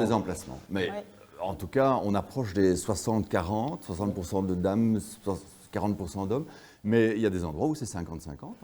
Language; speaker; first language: French; native; French